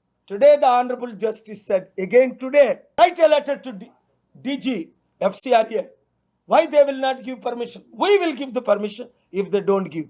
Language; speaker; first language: English; non-native, local second language; Telugu